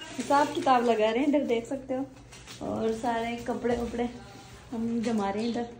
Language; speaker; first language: Hindi; native; Hindi